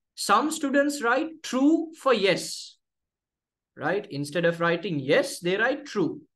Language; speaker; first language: English; non-native, local second language; Sinhala